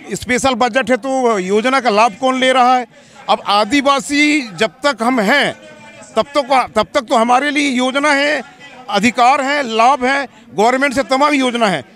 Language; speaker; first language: Hindi; native; Hindi